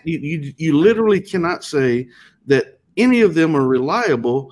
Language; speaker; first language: English; native; English